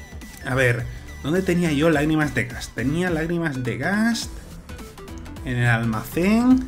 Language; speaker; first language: Spanish; native; Spanish